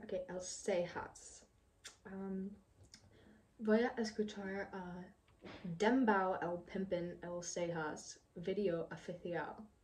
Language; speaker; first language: Spanish; non-native, learner; English